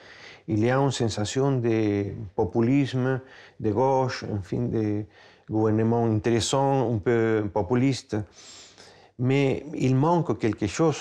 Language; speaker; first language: French; non-native, fluent; Spanish